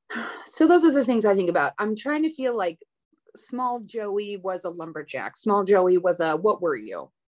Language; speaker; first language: English; native; English